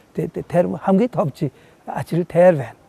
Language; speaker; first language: Mongolian; non-native, fluent; Tibetan